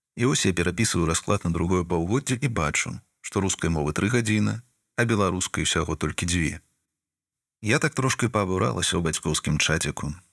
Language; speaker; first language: Belarusian; non-native, local second language; Russian